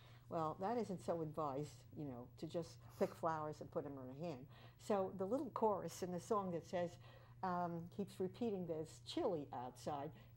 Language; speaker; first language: English; native; English